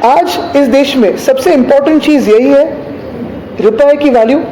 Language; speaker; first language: Hindi; non-native, local second language; Marathi